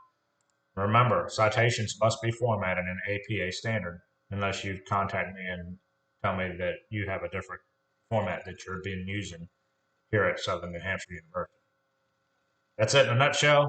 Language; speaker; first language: English; native; English